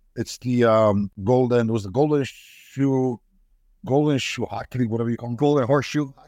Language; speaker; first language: English; non-native, fluent; Polish